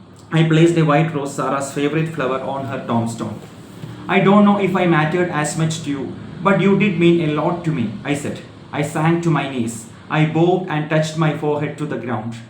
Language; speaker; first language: English; non-native, local second language; Malayalam